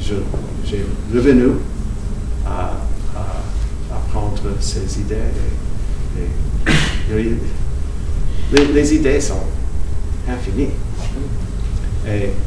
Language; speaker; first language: French; non-native, fluent; English